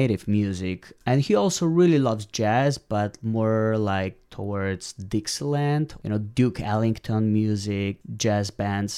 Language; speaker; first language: English; non-native, fluent; Polish